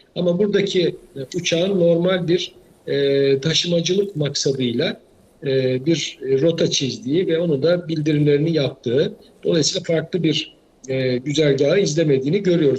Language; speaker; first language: Turkish; native; Turkish